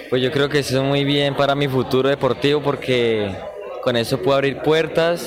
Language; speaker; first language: Spanish; native; Spanish